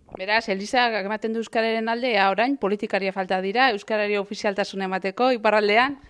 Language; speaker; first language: Basque; native; Basque